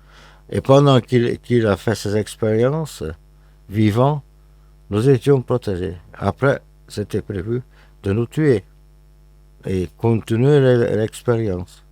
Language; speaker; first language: French; non-native, fluent; Hungarian